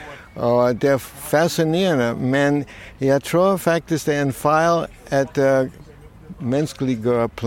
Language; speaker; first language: Danish; non-native, fluent; English